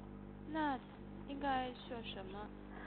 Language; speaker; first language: Chinese; non-native, learner; Korean